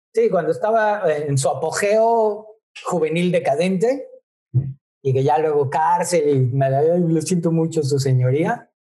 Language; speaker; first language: Spanish; native; Spanish